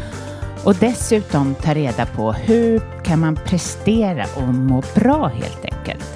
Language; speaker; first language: Swedish; native; Swedish